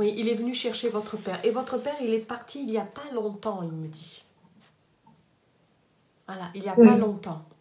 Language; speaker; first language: French; native; French